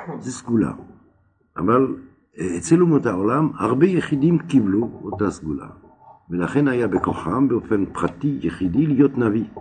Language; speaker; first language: Hebrew; non-native, fluent; French